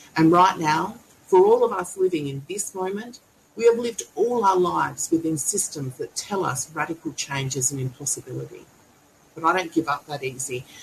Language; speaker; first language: English; native; English